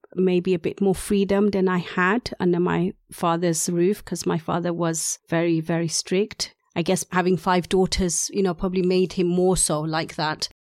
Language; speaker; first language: English; non-native, local second language; Urdu